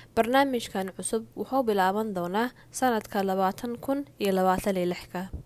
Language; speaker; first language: Somali; early bilingual, heritage; Somali